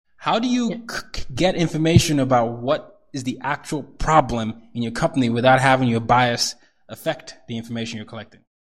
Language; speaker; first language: English; non-native, local second language; Yoruba